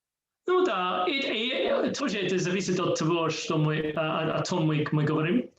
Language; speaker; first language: Russian; non-native, learner; English